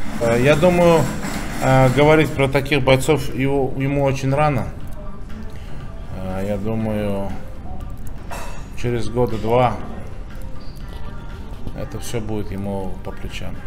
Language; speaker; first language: Russian; native; Russian